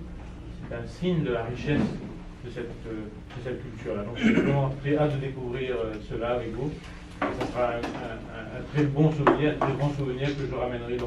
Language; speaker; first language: French; native; French